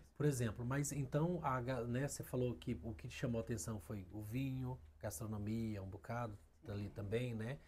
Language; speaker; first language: Portuguese; native; Portuguese